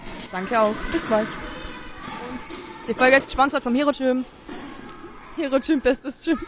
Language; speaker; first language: German; native; German